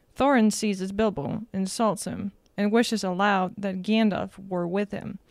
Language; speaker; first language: English; non-native, fluent; German